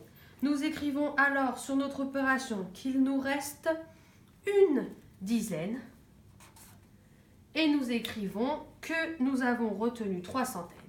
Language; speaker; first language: French; native; French